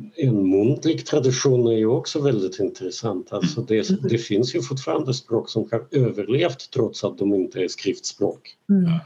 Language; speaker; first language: Swedish; non-native, fluent; Russian